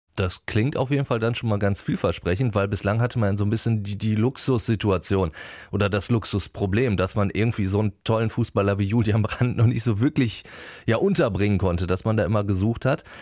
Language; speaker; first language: German; native; German